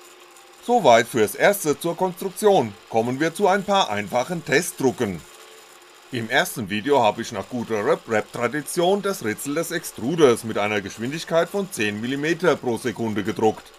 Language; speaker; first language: German; native; German